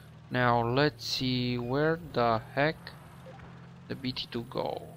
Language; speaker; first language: English; non-native, fluent; Bulgarian